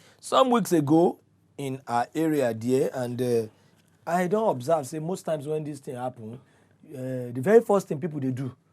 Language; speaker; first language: Nigerian Pidgin; native; Nigerian Pidgin